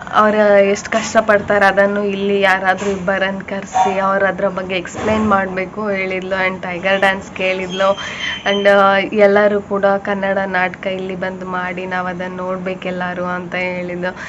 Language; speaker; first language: Kannada; non-native, local second language; Tulu